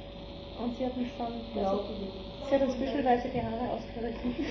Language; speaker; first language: German; native; German